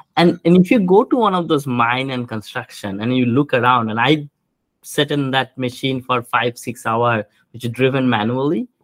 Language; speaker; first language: English; non-native, local second language; Bangla